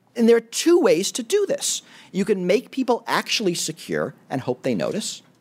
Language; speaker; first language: English; native; English